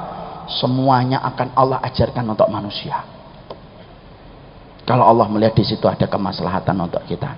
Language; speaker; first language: Indonesian; native; Indonesian